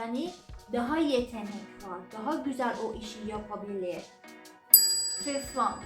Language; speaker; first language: Turkish; non-native, fluent; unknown